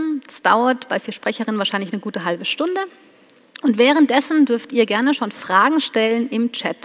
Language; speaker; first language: German; native; German